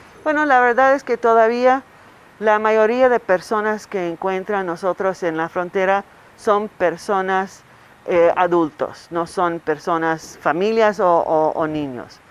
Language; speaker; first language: Spanish; non-native, fluent; English